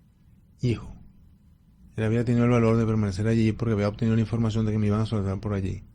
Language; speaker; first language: Spanish; native; Spanish